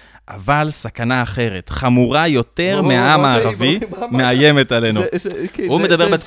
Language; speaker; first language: Hebrew; native; Hebrew